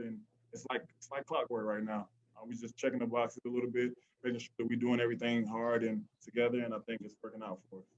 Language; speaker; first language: English; native; English